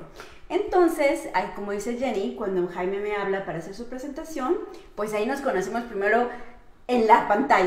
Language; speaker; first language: Spanish; native; Spanish